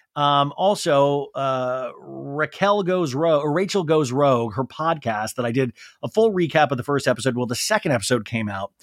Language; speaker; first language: English; native; English